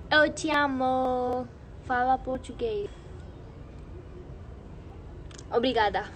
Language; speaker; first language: Portuguese; non-native, learner; Hindi